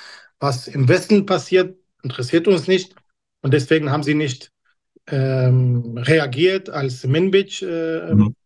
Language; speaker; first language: German; non-native, fluent; Kurdish